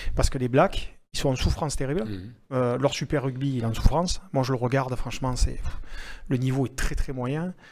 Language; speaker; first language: French; native; French